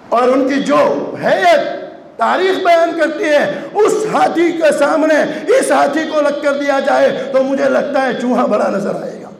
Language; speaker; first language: Urdu; non-native, local second language; Gujarati